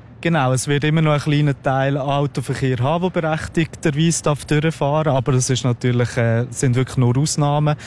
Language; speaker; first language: German; native; German